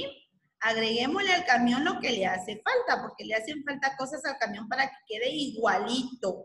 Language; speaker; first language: Spanish; native; Spanish